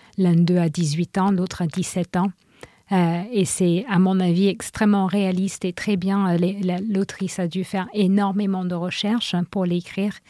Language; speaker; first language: French; non-native, fluent; English